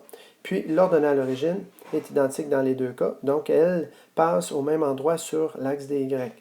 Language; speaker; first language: French; native; French